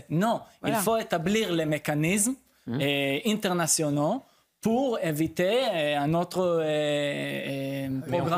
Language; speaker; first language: French; non-native, fluent; Hebrew